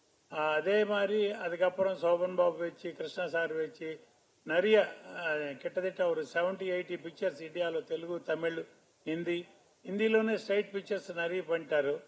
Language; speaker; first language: Tamil; non-native, learner; Telugu